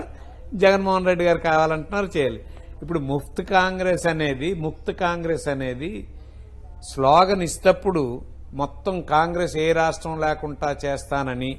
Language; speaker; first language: Telugu; native; Telugu